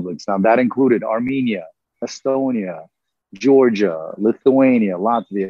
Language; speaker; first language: English; non-native, fluent; Russian